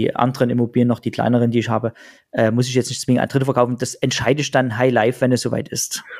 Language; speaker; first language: German; native; German